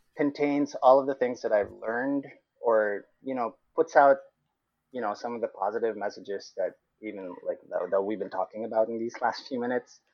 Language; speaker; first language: English; non-native, local second language; Cebuano